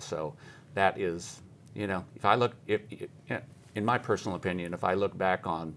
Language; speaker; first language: English; native; English